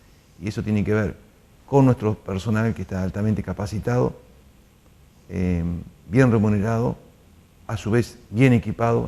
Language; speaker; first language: Spanish; native; Spanish